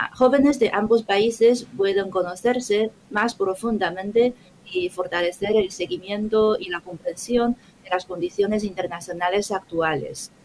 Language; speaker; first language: Spanish; non-native, fluent; Chinese